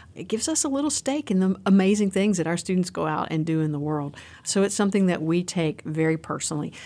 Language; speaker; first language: English; native; English